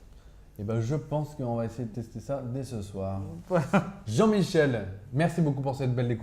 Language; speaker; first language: French; native; French